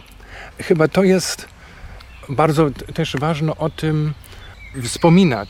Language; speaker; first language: Polish; non-native, fluent; German